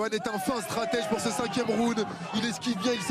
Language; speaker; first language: French; native; French